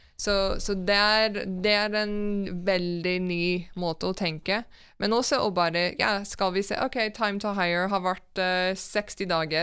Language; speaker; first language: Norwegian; non-native, fluent; English